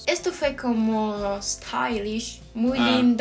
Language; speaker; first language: Spanish; non-native, fluent; Ukrainian